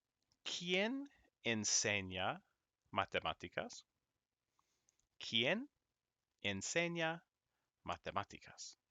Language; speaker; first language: Spanish; non-native, fluent; English